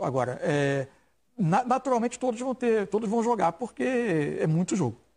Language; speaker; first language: Portuguese; native; Portuguese